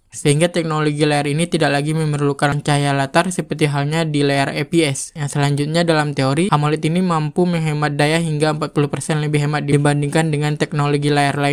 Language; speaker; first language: Indonesian; native; Indonesian